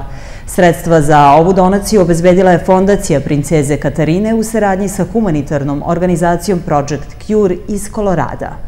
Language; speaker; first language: Serbian; native; Serbian